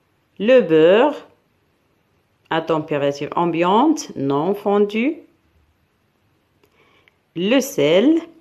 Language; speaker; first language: French; non-native, local second language; Arabic